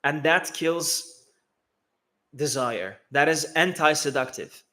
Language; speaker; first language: English; non-native, fluent; Turkish